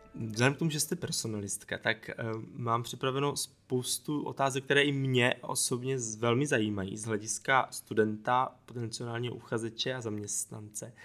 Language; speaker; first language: Czech; native; Czech